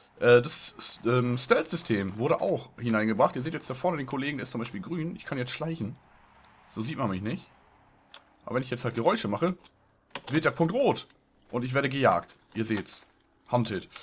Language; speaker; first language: German; native; German